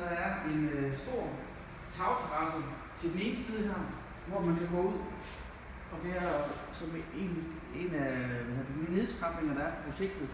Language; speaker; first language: Danish; native; Danish